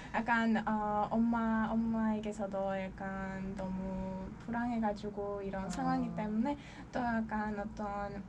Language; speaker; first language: Korean; non-native, fluent; Georgian